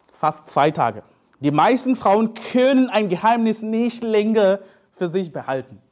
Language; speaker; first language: German; non-native, fluent; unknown